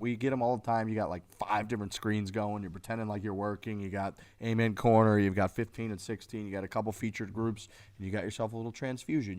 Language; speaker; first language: English; native; English